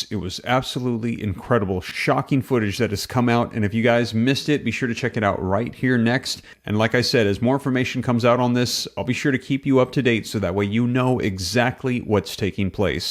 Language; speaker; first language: English; native; English